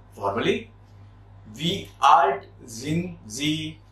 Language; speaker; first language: German; non-native, fluent; Marathi